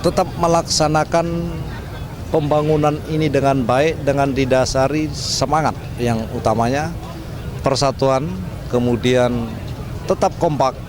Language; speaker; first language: Indonesian; native; Indonesian